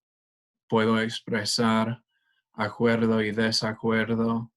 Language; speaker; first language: Spanish; non-native, fluent; English